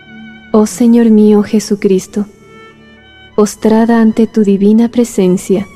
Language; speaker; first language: Spanish; native; Spanish